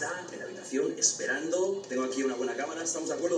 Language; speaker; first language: Spanish; native; Spanish